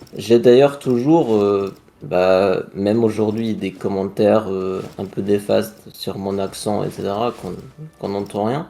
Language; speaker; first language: French; non-native, fluent; German